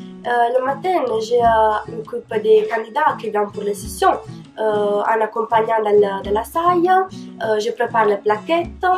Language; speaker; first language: French; non-native, learner; Italian